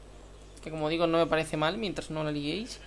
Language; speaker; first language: Spanish; native; Spanish